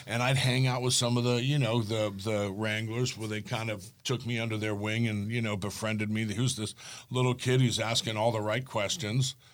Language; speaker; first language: English; native; English